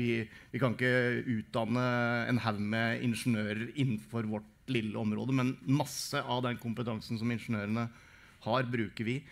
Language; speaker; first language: Norwegian; native; Norwegian